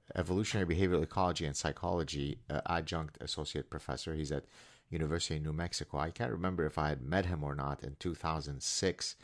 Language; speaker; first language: English; non-native, fluent; Arabic